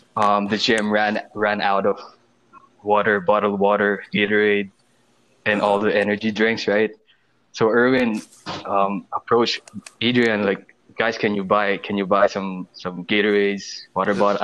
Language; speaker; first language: English; non-native, local second language; Filipino